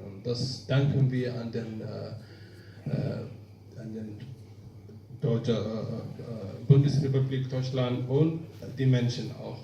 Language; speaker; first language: German; non-native, fluent; Somali